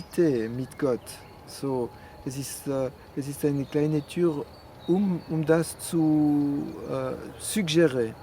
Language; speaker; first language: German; non-native, fluent; French